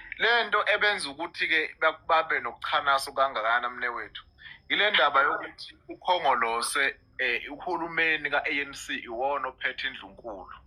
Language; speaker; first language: Zulu; native; Zulu